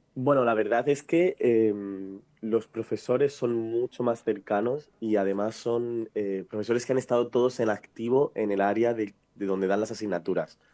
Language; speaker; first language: Spanish; native; Spanish